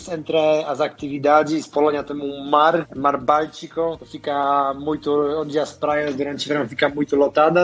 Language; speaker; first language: Portuguese; non-native, fluent; Polish